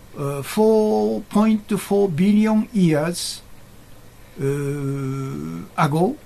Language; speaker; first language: English; non-native, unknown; Japanese